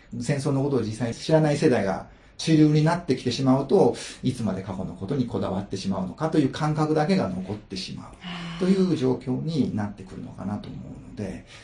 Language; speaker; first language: Japanese; native; Japanese